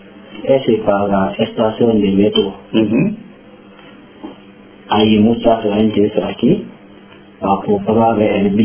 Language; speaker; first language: Spanish; non-native, learner; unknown